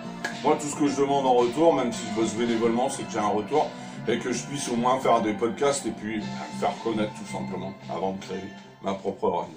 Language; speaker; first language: French; native; French